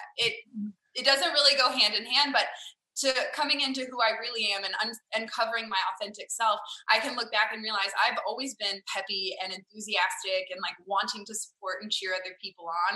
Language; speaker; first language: English; native; English